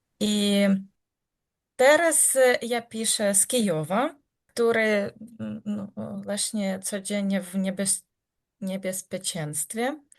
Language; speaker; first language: Polish; non-native, learner; Ukrainian